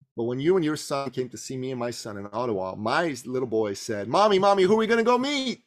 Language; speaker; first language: English; early bilingual, other home language; Persian